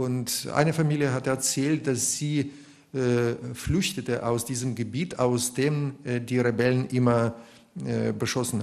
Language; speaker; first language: German; non-native, fluent; Russian